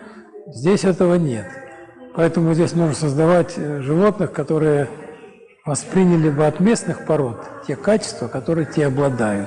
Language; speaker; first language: Russian; native; Russian